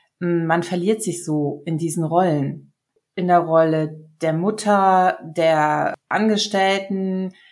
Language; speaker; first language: German; early bilingual, other home language; Serbian